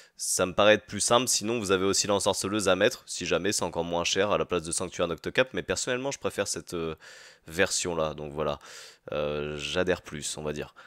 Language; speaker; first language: French; native; French